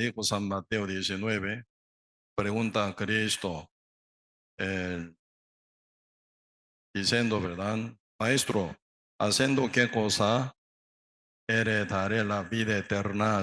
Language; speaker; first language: Spanish; non-native, learner; Korean